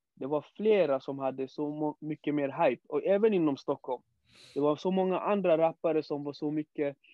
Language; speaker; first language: Swedish; early bilingual, other home language; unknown